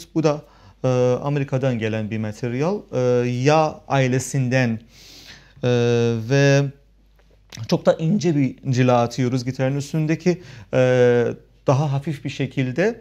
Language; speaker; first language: Turkish; non-native, fluent; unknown